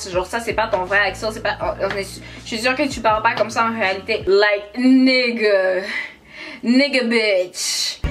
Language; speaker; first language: French; native; French